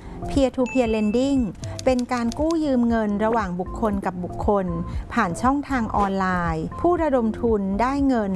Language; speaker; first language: Thai; native; Thai